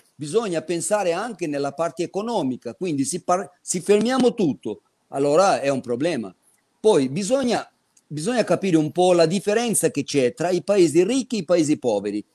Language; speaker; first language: Italian; non-native, fluent; Portuguese